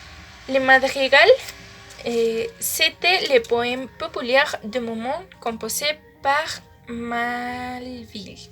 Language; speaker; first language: French; non-native, learner; Spanish